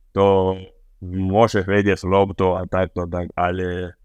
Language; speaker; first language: Slovak; non-native, learner; Spanish